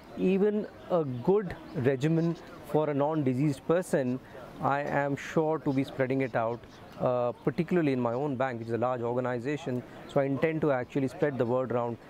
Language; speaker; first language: English; non-native, local second language; Hindi